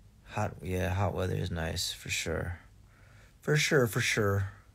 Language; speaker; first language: English; early bilingual, other home language; Korean